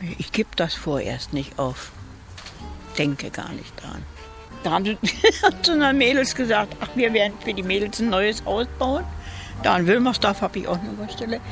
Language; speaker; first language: German; native; German